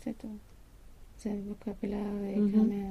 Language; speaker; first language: French; non-native, learner; Swedish